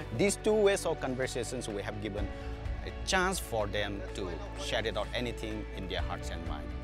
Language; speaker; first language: English; non-native, local second language; Manipuri